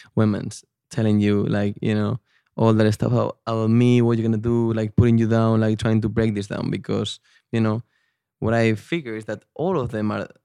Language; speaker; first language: English; non-native, fluent; Spanish